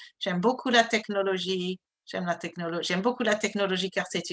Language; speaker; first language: French; non-native, fluent; English